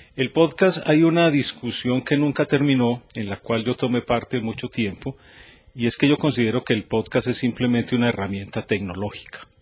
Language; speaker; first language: Spanish; native; Spanish